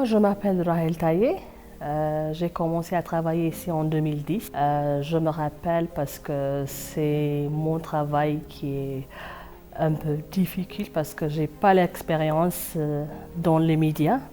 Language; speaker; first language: French; non-native, fluent; Amharic